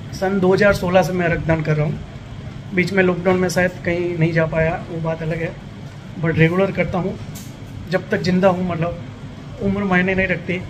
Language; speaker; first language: Hindi; non-native, local second language; Gujarati